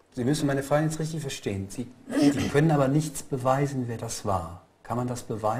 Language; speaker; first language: German; native; German